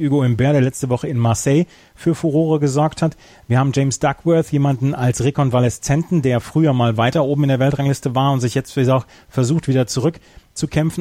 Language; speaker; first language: German; native; German